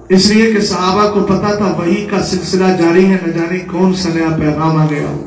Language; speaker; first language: Urdu; native; Urdu